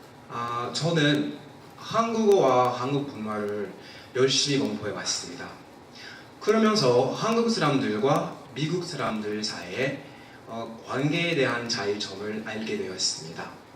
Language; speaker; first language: Korean; non-native, fluent; English